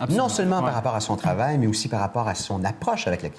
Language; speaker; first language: French; native; French